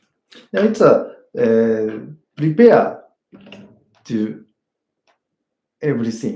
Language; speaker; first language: English; non-native, learner; Japanese